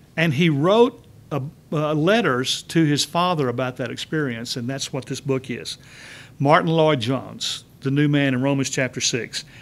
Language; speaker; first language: English; native; English